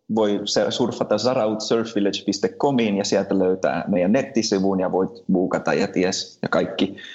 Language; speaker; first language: Finnish; early bilingual, heritage; Finnish